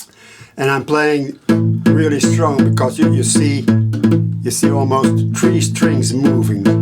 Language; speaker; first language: English; non-native, fluent; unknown